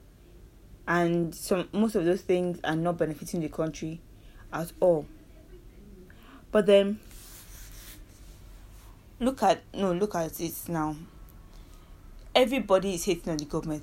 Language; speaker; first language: English; non-native, local second language; Yoruba